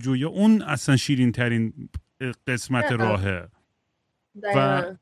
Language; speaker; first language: Persian; native; Persian